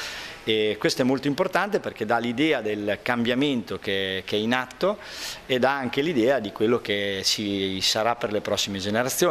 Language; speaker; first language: Italian; native; Italian